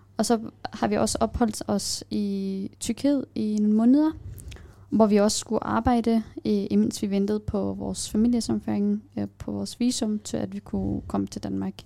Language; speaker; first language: Danish; non-native, fluent; Kurdish